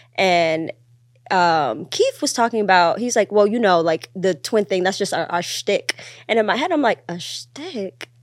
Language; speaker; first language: English; early bilingual, other home language; Amharic